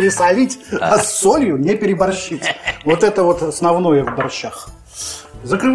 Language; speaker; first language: Russian; native; Russian